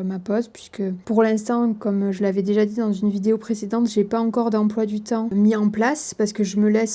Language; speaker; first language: French; native; French